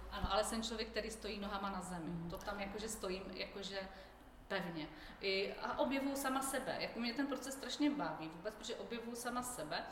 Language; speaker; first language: Czech; native; Czech